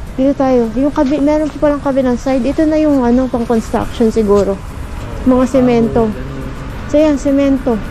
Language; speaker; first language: Filipino; native; Filipino